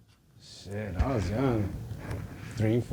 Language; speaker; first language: English; native; English